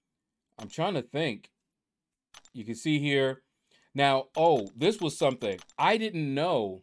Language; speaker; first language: English; native; English